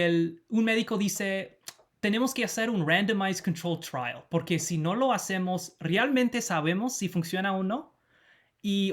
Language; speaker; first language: Spanish; non-native, fluent; English